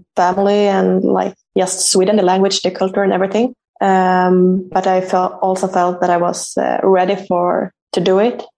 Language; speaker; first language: English; non-native, fluent; Swedish